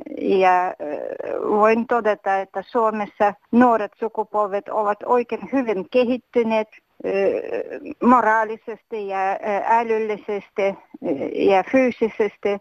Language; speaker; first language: Finnish; non-native, fluent; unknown